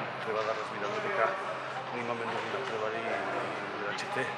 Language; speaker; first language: Macedonian; non-native, learner; Spanish